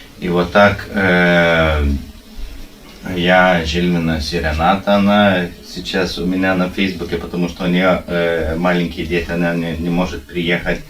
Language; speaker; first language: Russian; non-native, learner; Lithuanian